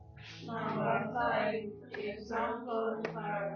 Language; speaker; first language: English; non-native, learner; French